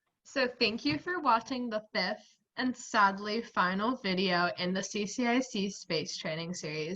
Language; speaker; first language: English; native; English